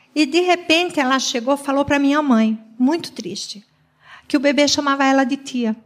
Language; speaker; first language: Portuguese; native; Portuguese